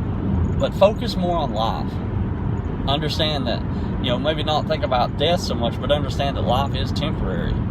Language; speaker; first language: English; native; English